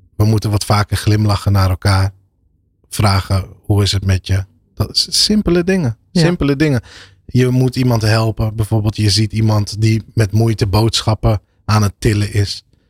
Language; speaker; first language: Dutch; early bilingual, other home language; Arabic